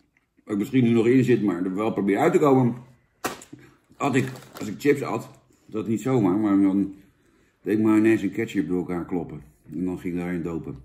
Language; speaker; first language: Dutch; native; Dutch